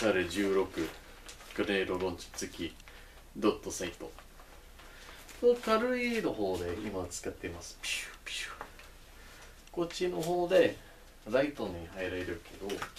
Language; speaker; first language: Japanese; non-native, learner; English